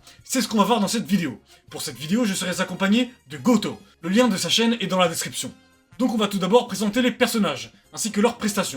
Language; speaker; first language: French; native; French